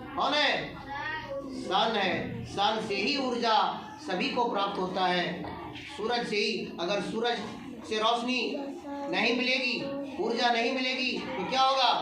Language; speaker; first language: Hindi; native; Hindi